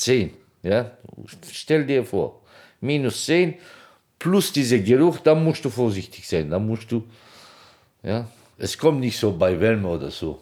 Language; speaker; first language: German; non-native, fluent; Turkish